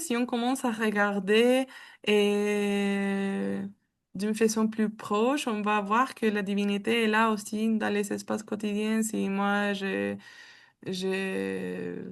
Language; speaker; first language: French; non-native, learner; Spanish